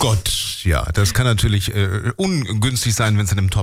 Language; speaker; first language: German; native; German